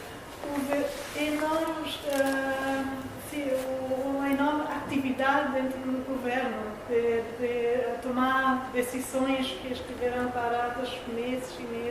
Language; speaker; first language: Portuguese; non-native, fluent; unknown